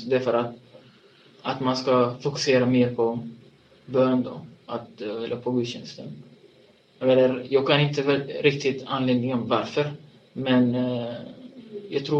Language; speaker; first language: Swedish; non-native, fluent; Tigrinya